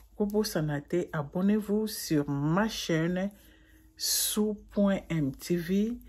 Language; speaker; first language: French; non-native, local second language; Lingala